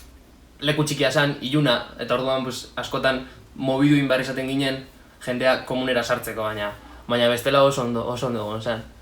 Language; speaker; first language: Basque; non-native, local second language; Spanish